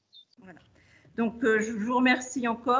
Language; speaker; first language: French; native; French